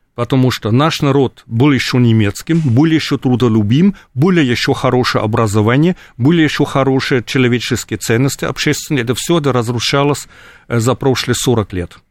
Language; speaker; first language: Russian; non-native, fluent; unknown